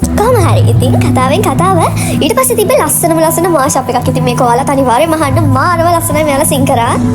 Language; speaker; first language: Sinhala; non-native, local second language; Tamil